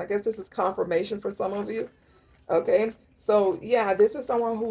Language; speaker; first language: English; native; English